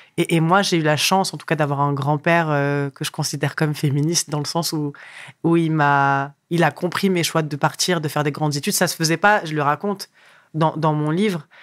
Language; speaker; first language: French; early bilingual, other home language; Arabic